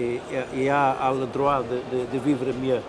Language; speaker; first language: French; non-native, fluent; Portuguese